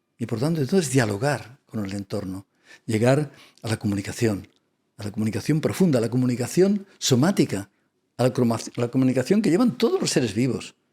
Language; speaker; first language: Spanish; non-native, local second language; Catalan